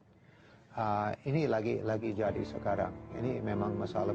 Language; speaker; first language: Indonesian; non-native, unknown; English